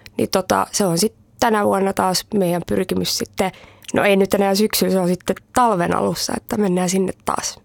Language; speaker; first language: Finnish; early bilingual, heritage; Finnish